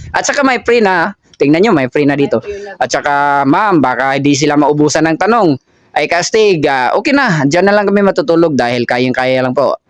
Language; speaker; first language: Filipino; non-native, local second language; Cebuano